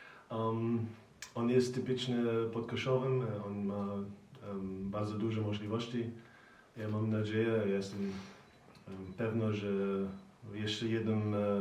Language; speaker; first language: Polish; non-native, learner; German